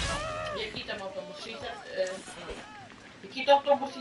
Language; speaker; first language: Czech; non-native, learner; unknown